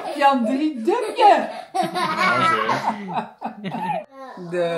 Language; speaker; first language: Dutch; native; Dutch